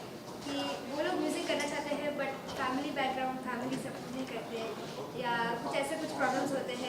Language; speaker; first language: Hindi; non-native, local second language; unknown